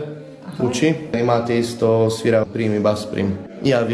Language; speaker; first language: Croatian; non-native, local second language; Hungarian